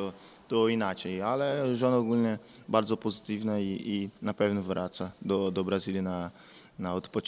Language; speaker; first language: Polish; non-native, learner; Portuguese